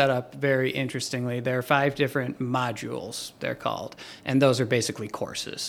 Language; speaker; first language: English; native; English